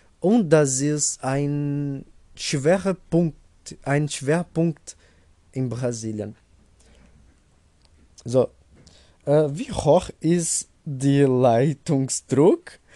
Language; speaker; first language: German; non-native, learner; Portuguese